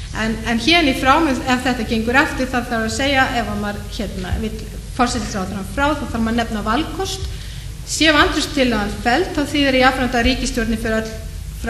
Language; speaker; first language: Icelandic; native; Icelandic